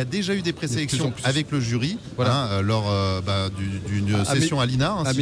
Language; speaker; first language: French; native; French